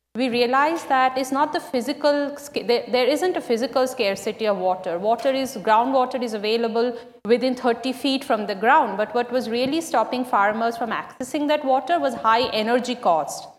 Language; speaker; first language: English; non-native, local second language; Bangla